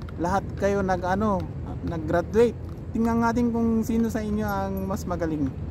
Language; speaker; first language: Filipino; non-native, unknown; Persian